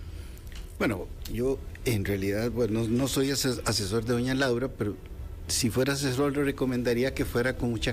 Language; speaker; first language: Spanish; native; Spanish